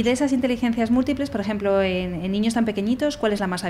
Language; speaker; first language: Spanish; native; Spanish